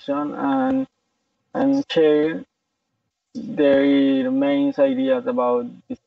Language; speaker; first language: English; non-native, learner; Spanish